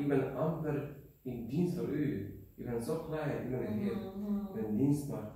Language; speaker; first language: Dutch; non-native, learner; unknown